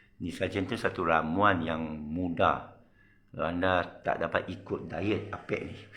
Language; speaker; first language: Malay; non-native, local second language; Chinese